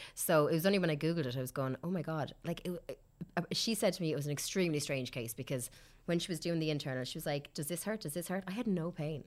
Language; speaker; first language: English; native; English